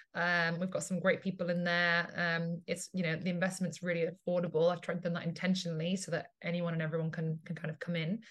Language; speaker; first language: English; native; English